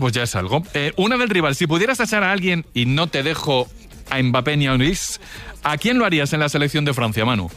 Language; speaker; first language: Spanish; native; Spanish